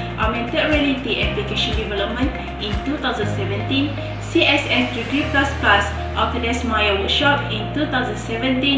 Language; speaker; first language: English; non-native, local second language; Malay